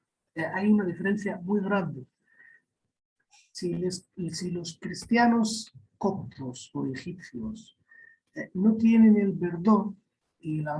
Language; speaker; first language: Spanish; non-native, fluent; Arabic